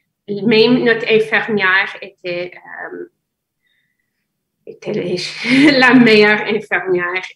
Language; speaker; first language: French; non-native, fluent; English